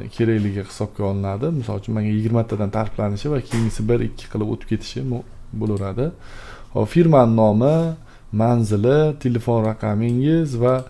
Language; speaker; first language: Uzbek; native; Uzbek